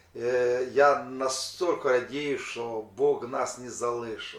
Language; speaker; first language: Ukrainian; non-native, local second language; Russian